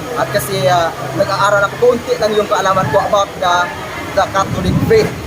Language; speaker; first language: Filipino; non-native, local second language; Cebuano